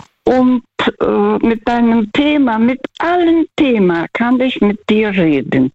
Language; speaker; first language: German; non-native, fluent; Russian